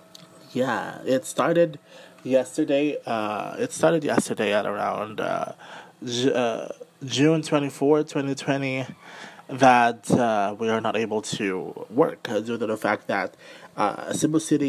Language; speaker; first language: English; non-native, local second language; Cebuano